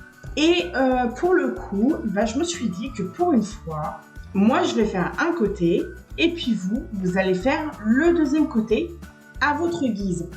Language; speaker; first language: French; native; French